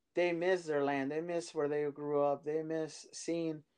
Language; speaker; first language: English; early bilingual, other home language; Spanish